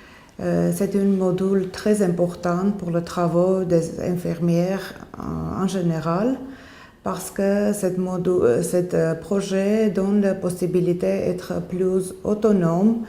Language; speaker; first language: French; non-native, fluent; Armenian